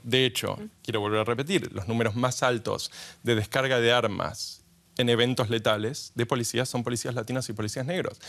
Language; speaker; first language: Spanish; native; Spanish